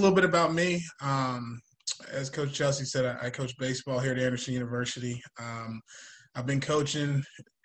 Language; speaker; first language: English; native; English